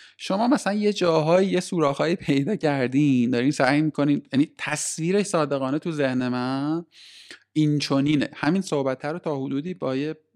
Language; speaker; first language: Persian; native; Persian